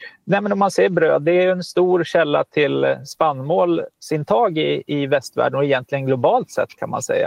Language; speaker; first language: Swedish; native; Swedish